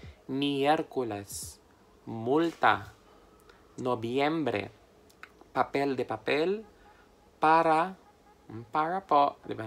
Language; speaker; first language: Spanish; non-native, fluent; Filipino